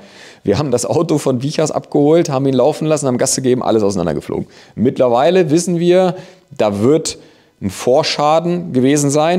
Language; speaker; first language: German; native; German